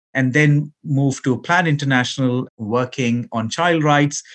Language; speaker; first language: English; non-native, local second language; Malayalam